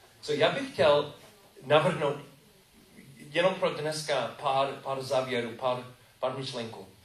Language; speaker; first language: Czech; non-native, learner; English